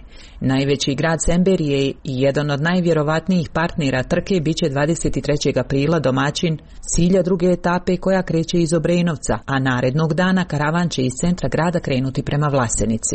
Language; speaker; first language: Serbian; native; Serbian